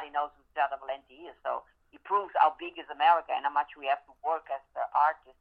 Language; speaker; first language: English; non-native, fluent; Italian